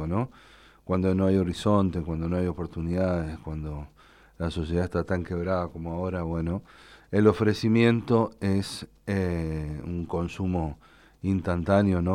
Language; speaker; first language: Spanish; native; Spanish